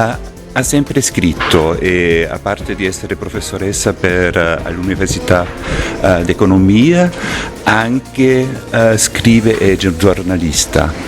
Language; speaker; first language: Italian; non-native, fluent; German